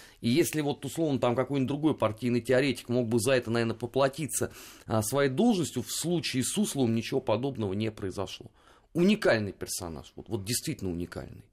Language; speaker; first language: Russian; native; Russian